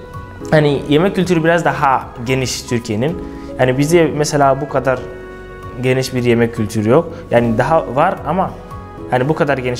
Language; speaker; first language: Turkish; non-native, fluent; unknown